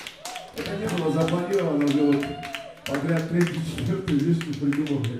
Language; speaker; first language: Russian; native; Russian